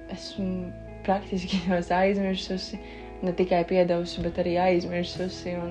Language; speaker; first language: Latvian; native; Latvian